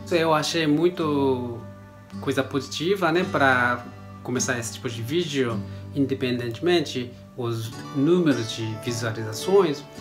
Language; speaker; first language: Portuguese; non-native, learner; Japanese